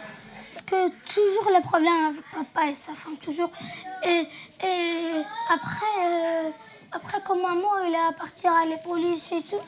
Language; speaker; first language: French; non-native, learner; Arabic